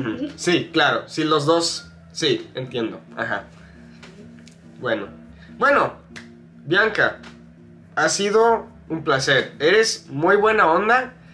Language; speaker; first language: Spanish; non-native, fluent; English